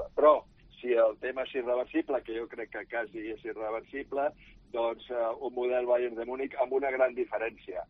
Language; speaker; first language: Catalan; native; Catalan